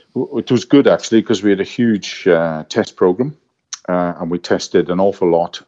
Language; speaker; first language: English; native; English